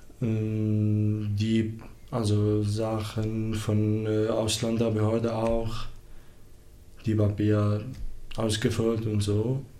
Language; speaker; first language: German; non-native, learner; Arabic